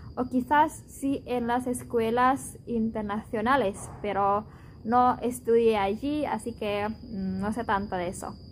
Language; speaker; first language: Spanish; non-native, fluent; Indonesian